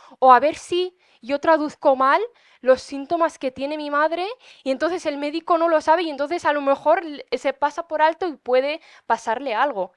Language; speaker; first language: Spanish; early bilingual, other home language; Arabic